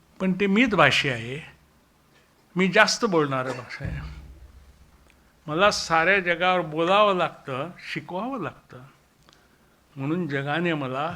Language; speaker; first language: Marathi; non-native, local second language; Konkani